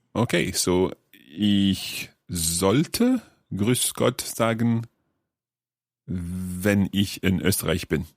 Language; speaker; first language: German; non-native, learner; English